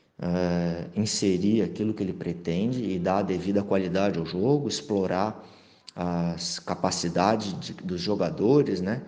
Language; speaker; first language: Portuguese; native; Portuguese